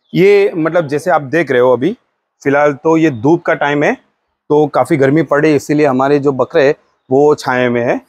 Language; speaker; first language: Hindi; non-native, local second language; Gujarati